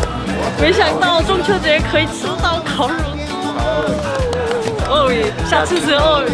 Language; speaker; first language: Chinese; non-native, fluent; Korean